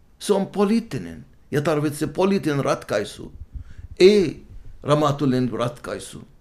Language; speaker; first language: Finnish; non-native, fluent; Arabic